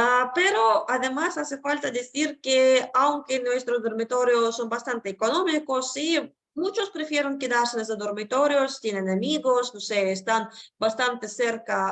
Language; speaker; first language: Spanish; non-native, fluent; Russian